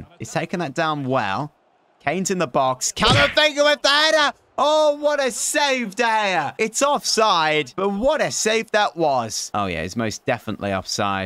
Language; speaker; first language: English; native; English